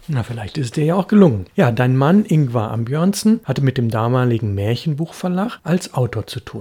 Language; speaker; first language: German; native; German